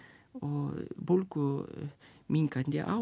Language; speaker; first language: Icelandic; non-native, learner; Lithuanian